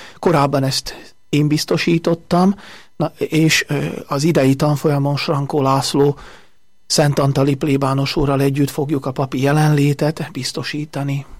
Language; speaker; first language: Hungarian; native; Hungarian